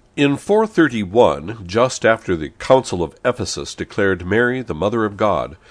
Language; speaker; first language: English; native; English